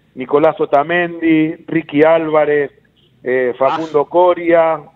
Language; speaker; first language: Spanish; native; Spanish